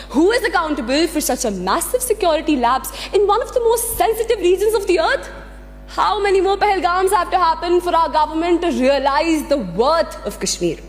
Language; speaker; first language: English; non-native, local second language; Hindi